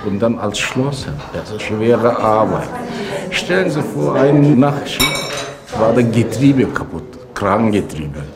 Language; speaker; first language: German; non-native, learner; Turkish